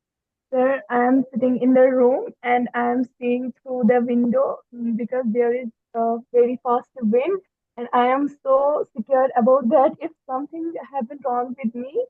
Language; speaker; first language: English; non-native, learner; Hindi